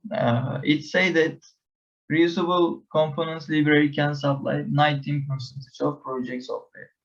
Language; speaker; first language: English; non-native, learner; Turkish